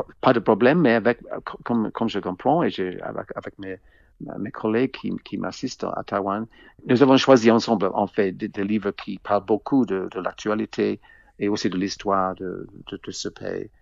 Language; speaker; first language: French; non-native, fluent; English